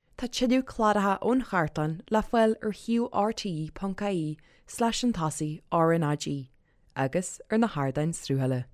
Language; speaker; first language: Irish; native; Irish